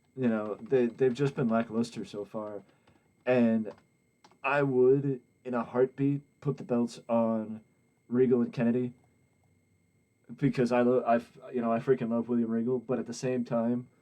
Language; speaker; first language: English; native; English